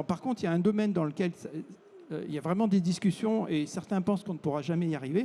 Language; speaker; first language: French; native; French